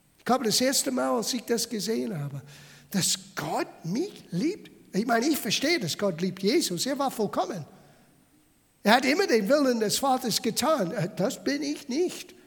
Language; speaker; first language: German; non-native, fluent; English